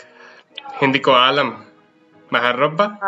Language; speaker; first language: Filipino; non-native, learner; Spanish